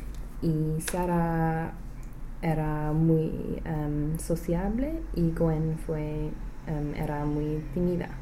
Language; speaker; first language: Spanish; non-native, learner; English